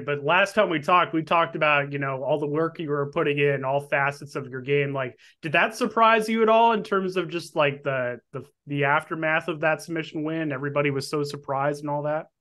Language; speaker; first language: English; native; English